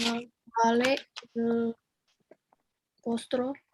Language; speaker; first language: Italian; non-native, learner; Indonesian